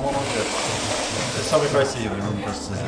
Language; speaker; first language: Russian; non-native, learner; English